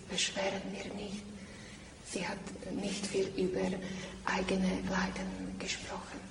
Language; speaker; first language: German; non-native, learner; Slovak